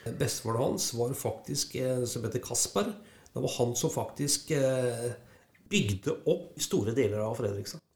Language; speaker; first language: Norwegian; native; Norwegian